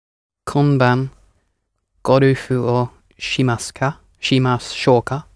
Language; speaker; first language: Japanese; non-native, learner; English